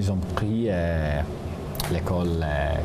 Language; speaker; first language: French; non-native, learner; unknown